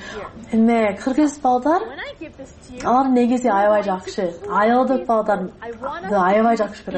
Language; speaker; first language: Kyrgyz; non-native, learner; English